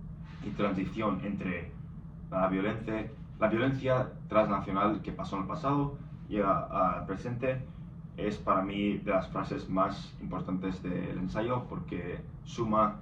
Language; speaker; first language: Spanish; non-native, fluent; English